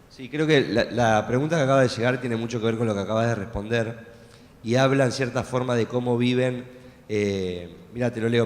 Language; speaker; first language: Spanish; native; Spanish